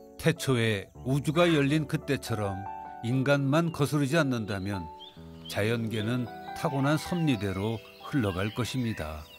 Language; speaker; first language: Korean; native; Korean